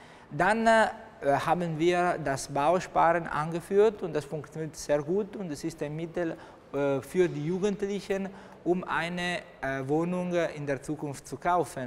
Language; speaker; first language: German; non-native, local second language; Italian